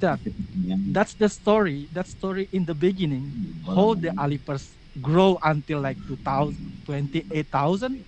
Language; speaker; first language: English; non-native, learner; Indonesian